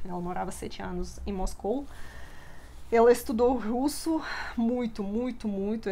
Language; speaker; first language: Portuguese; non-native, fluent; Russian